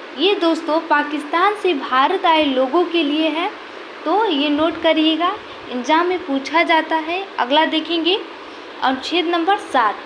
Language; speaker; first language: Hindi; native; Hindi